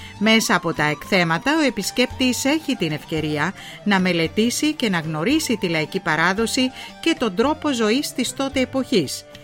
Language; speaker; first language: Greek; native; Greek